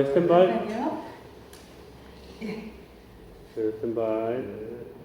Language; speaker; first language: Korean; native; Korean